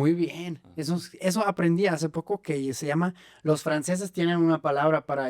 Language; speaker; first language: Spanish; non-native, fluent; German